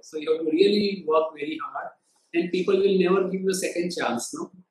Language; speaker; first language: English; non-native, local second language; Gujarati